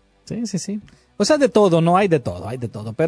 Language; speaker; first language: Spanish; native; Spanish